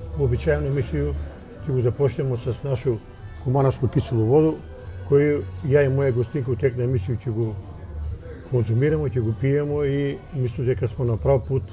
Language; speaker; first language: Macedonian; native; Macedonian